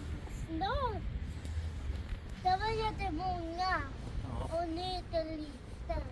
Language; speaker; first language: Swedish; early bilingual, other home language; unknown